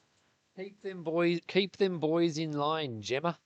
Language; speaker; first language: English; native; English